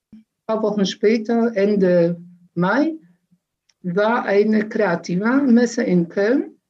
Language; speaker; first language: German; non-native, fluent; Polish